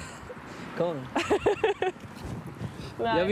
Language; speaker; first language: German; non-native, learner; Somali